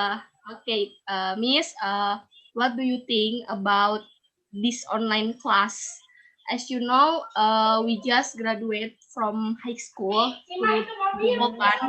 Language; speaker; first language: English; non-native, learner; Indonesian